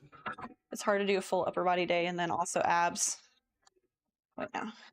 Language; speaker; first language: English; native; English